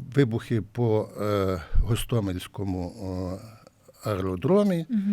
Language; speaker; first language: Ukrainian; native; Ukrainian